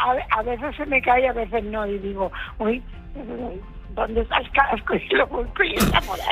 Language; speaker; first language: Spanish; native; Spanish